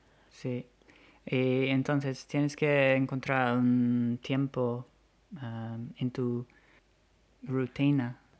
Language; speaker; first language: Spanish; non-native, fluent; English